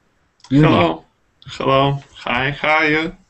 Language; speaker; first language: English; non-native, fluent; Russian